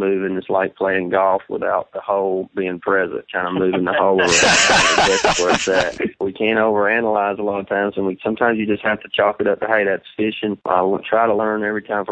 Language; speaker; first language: English; native; English